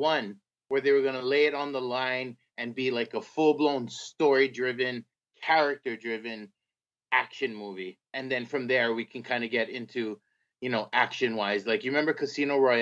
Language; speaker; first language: English; native; English